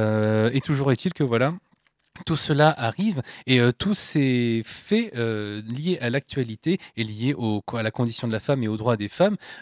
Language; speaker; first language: French; native; French